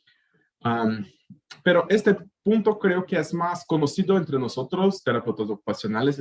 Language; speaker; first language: Spanish; native; Spanish